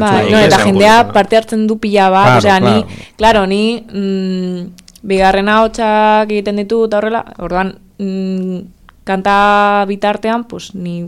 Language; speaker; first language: Basque; non-native, local second language; Spanish